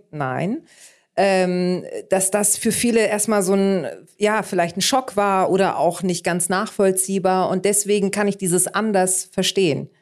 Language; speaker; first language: German; early bilingual, other home language; Greek